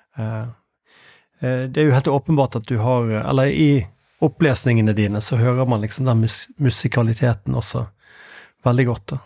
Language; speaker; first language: Norwegian; native; Norwegian